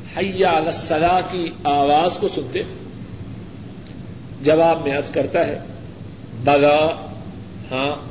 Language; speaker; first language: Urdu; non-native, local second language; Punjabi